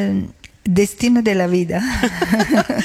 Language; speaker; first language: Spanish; non-native, learner; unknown